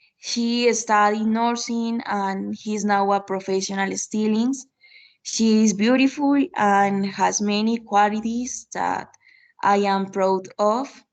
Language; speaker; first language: English; non-native, learner; Spanish